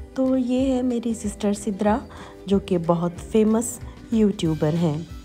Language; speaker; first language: Urdu; native; Urdu